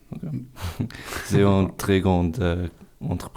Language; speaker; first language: French; non-native, fluent; German